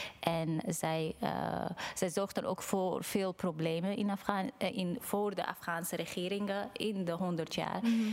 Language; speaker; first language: Dutch; non-native, fluent; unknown